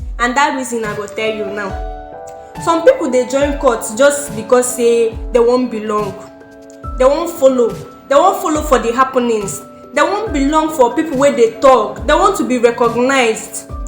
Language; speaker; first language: Nigerian Pidgin; non-native, local second language; Igbo